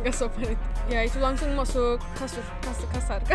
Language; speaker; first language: Indonesian; non-native, fluent; Turkish